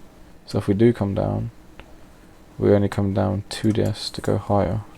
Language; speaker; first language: English; native; English